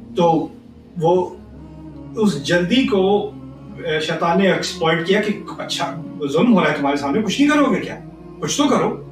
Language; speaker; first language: Urdu; early bilingual, heritage; Urdu